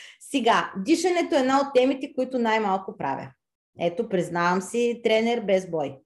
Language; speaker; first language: Bulgarian; native; Bulgarian